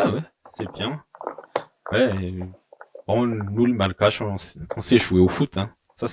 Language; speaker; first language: French; non-native, local second language; Malagasy